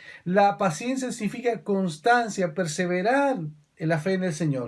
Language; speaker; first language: Spanish; native; Spanish